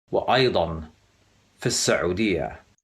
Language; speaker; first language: Arabic; non-native, fluent; English